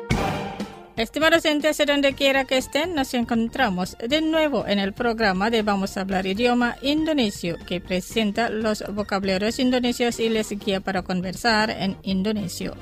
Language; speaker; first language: Spanish; non-native, fluent; Indonesian